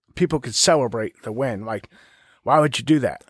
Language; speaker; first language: English; native; English